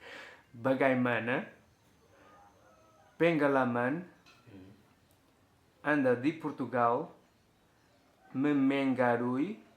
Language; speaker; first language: Indonesian; non-native, learner; Portuguese